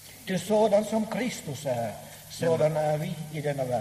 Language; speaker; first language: Swedish; non-native, local second language; Finnish